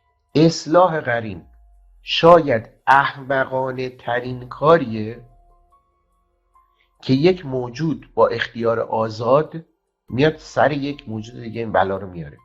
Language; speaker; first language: Persian; native; Persian